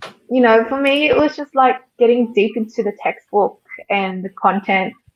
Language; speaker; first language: English; early bilingual, other home language; Vietnamese